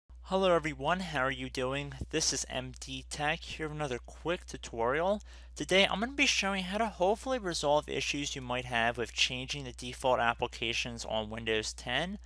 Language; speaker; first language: English; native; English